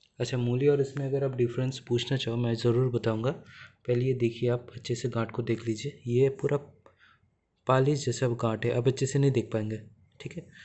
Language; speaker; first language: Hindi; non-native, local second language; Bangla